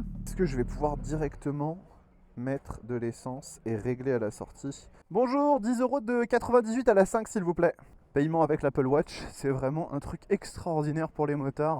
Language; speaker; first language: French; native; French